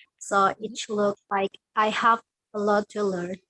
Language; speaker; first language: English; non-native, learner; Indonesian